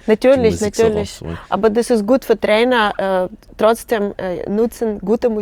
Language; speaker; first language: German; non-native, learner; Russian